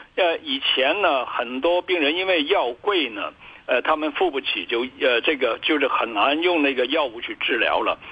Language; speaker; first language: Chinese; non-native, local second language; Cantonese